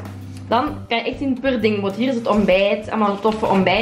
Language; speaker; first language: Dutch; native; Dutch